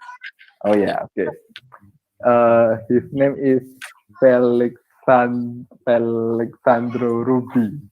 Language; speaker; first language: English; non-native, learner; Indonesian